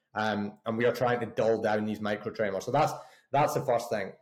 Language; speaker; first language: English; native; English